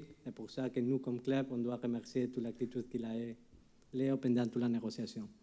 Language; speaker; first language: French; non-native, fluent; Spanish